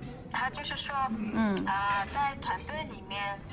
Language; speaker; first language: Chinese; non-native, fluent; Mongolian